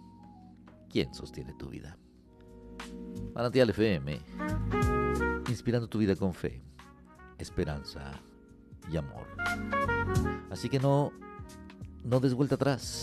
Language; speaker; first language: Spanish; native; Spanish